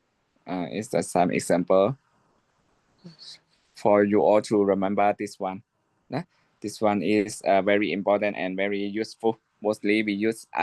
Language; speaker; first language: English; non-native, learner; Shan